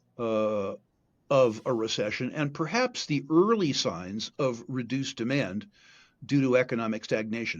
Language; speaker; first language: English; native; English